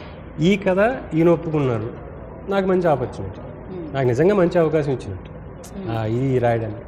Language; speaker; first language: Telugu; native; Telugu